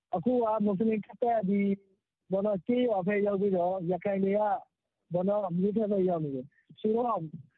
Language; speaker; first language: Burmese; non-native, local second language; Rohingya